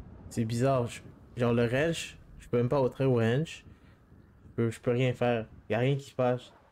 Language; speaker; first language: French; native; French